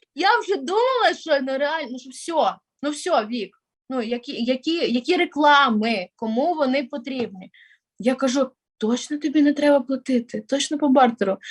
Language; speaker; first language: Ukrainian; non-native, local second language; Russian